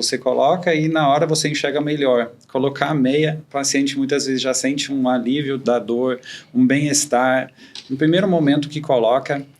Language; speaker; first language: Portuguese; non-native, fluent; German